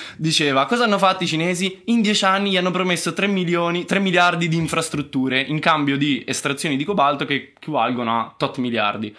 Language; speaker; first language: Italian; native; Italian